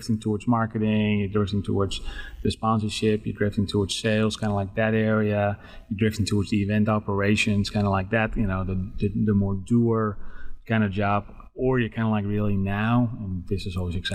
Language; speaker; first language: English; non-native, fluent; Dutch